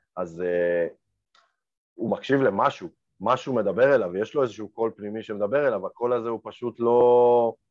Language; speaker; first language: Hebrew; early bilingual, other home language; Romanian